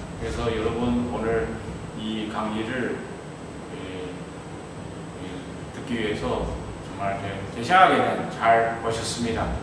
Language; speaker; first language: Korean; non-native, fluent; Chinese